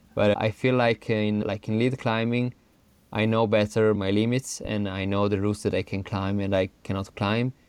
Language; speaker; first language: English; non-native, fluent; Italian